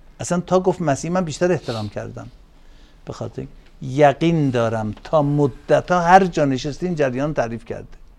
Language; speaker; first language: Persian; native; Persian